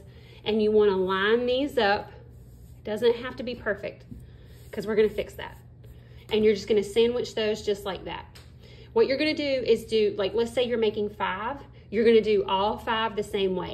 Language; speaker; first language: English; native; English